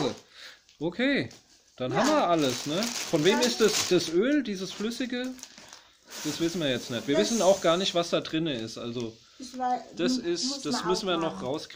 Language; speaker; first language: German; native; German